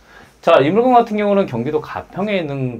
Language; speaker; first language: Korean; native; Korean